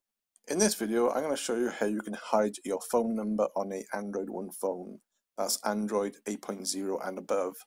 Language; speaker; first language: English; native; English